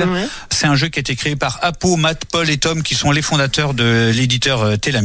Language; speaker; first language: French; native; French